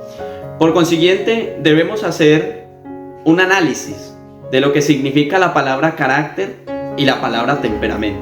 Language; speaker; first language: Spanish; native; Spanish